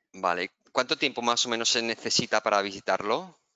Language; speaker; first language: Spanish; native; Spanish